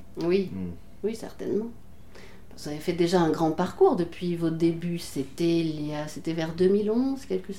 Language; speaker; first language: French; native; French